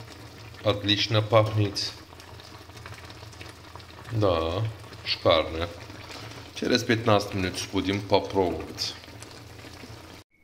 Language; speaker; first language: Russian; non-native, learner; Turkish